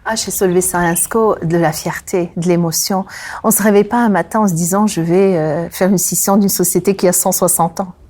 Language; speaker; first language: French; non-native, local second language; Arabic